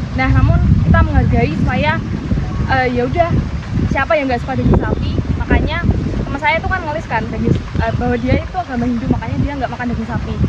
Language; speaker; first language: Indonesian; non-native, local second language; Javanese